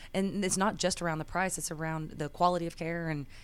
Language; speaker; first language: English; native; English